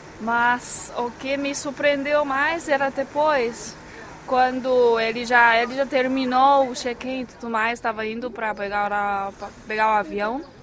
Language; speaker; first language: Portuguese; non-native, fluent; Chinese